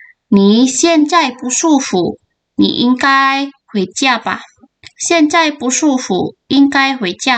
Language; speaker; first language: Chinese; non-native, fluent; Indonesian